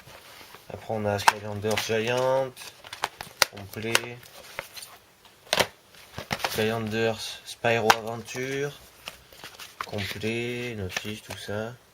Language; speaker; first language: French; native; French